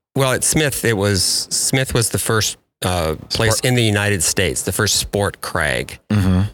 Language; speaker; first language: English; native; English